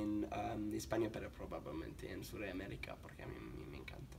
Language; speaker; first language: Spanish; non-native, learner; English